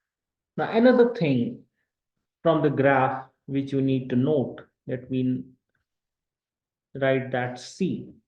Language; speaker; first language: English; non-native, local second language; Kashmiri